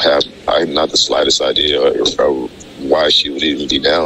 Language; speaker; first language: English; native; English